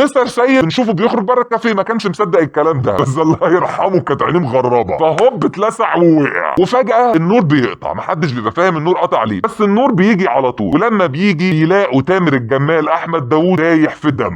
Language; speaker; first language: Arabic; native; Arabic